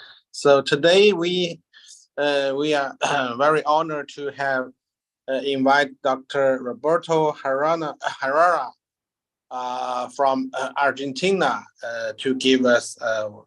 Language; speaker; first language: English; non-native, learner; Chinese